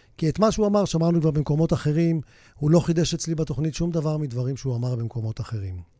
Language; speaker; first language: Hebrew; native; Hebrew